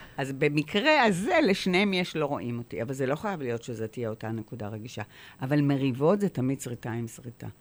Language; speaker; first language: Hebrew; native; Hebrew